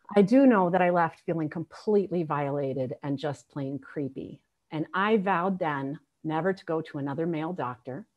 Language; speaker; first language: English; native; English